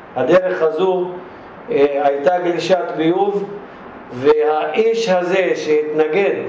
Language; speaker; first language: Hebrew; non-native, local second language; Arabic